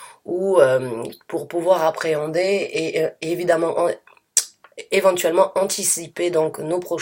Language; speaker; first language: French; native; French